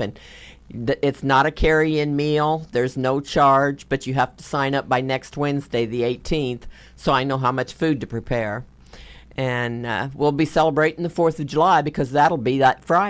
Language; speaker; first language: English; native; English